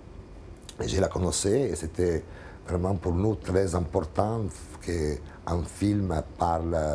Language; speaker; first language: French; non-native, fluent; Italian